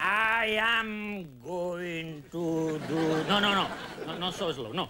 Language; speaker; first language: English; non-native, learner; Spanish